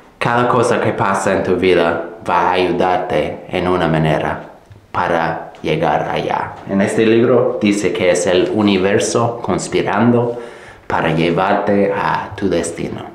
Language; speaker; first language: Spanish; non-native, fluent; English